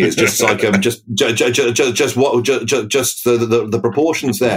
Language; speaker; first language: English; native; English